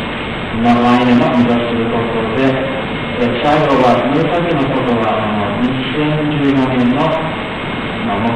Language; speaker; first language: Japanese; non-native, learner; Thai